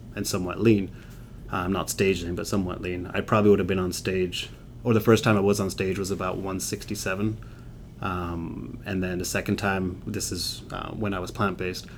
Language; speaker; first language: English; native; English